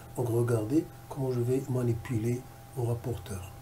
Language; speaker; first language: French; non-native, local second language; Arabic